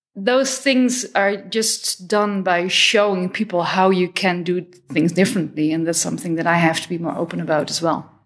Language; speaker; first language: English; non-native, fluent; Dutch